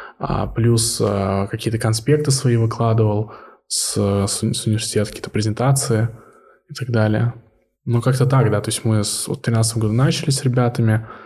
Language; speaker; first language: Russian; early bilingual, heritage; Russian